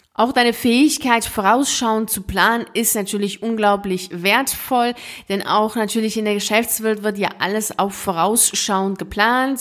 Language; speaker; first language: German; native; German